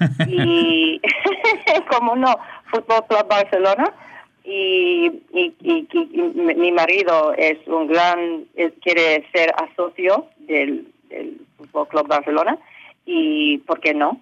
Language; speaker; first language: Spanish; early bilingual, heritage; English